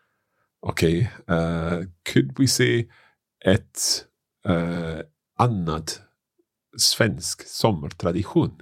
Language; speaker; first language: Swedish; non-native, learner; English